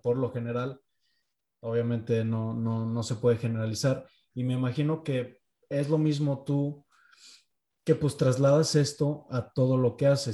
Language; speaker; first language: Spanish; native; Spanish